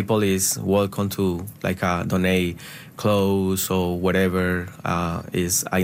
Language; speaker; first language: English; non-native, fluent; Spanish